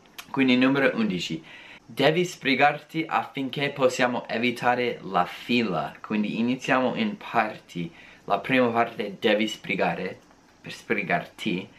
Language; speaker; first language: Italian; non-native, fluent; English